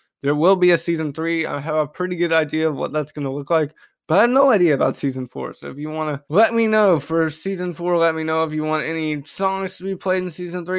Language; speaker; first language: English; native; English